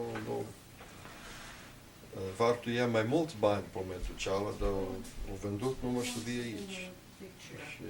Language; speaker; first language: Romanian; early bilingual, heritage; Romanian